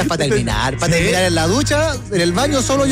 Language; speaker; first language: Spanish; native; Spanish